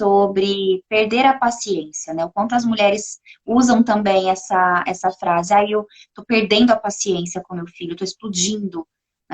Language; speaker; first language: Portuguese; native; Portuguese